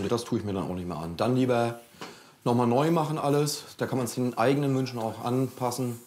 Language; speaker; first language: German; native; German